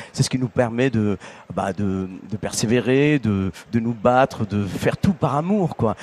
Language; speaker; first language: French; early bilingual, other home language; Italian